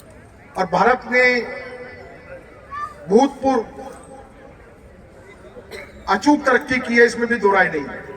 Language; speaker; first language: Hindi; native; Hindi